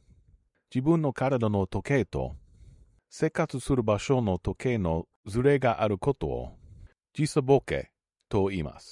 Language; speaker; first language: Japanese; non-native, learner; English